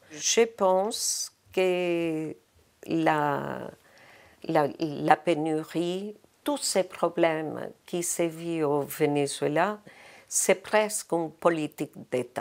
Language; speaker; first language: French; non-native, fluent; Spanish